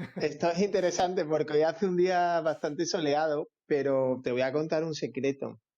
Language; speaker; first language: Spanish; native; Spanish